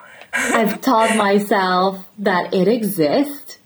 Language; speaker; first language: English; non-native, fluent; French